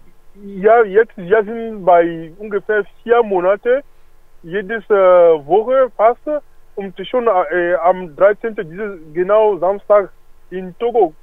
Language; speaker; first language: German; non-native, learner; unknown